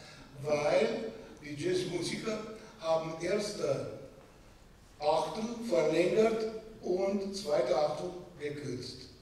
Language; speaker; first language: German; non-native, fluent; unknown